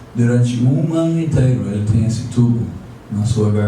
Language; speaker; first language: Portuguese; non-native, fluent; English